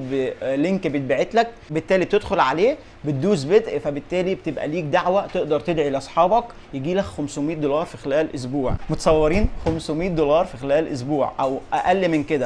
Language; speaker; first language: Arabic; native; Arabic